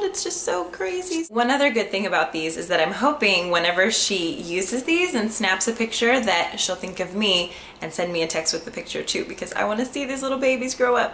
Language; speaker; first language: English; native; English